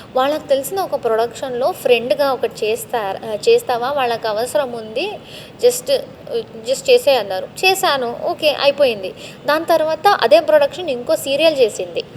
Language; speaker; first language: Telugu; non-native, local second language; Tamil